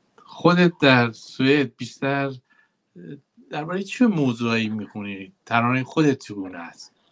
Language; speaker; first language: Persian; native; Persian